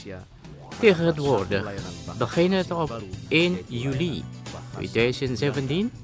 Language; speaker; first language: Dutch; non-native, learner; Indonesian